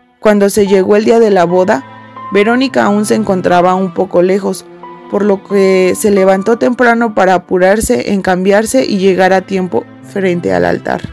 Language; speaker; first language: Spanish; native; Spanish